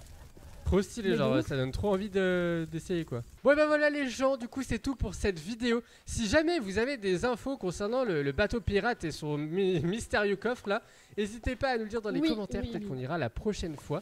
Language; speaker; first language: French; native; French